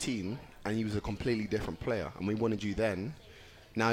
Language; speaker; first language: English; native; English